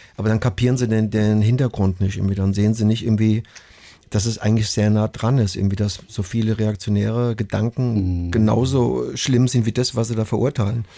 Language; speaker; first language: German; native; German